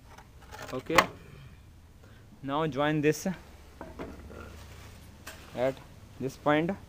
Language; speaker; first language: English; non-native, local second language; Hindi